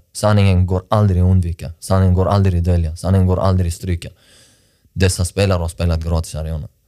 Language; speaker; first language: Swedish; early bilingual, other home language; Persian